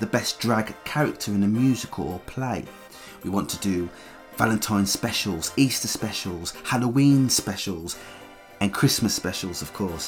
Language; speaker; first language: English; native; English